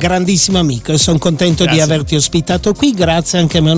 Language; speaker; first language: Italian; native; Italian